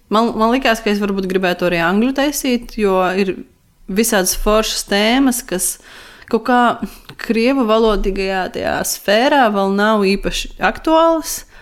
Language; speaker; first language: Latvian; non-native, local second language; Russian